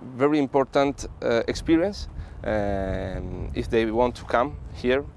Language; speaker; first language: English; non-native, learner; Italian